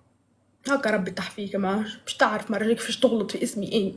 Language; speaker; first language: English; non-native, learner; Arabic